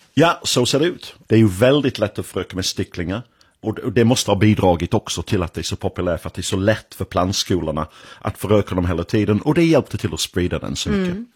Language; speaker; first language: Swedish; non-native, fluent; English